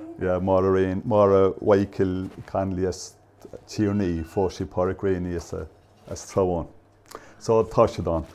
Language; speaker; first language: Irish; native; Irish